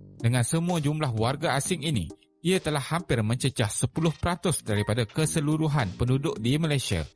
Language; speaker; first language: Malay; native; Malay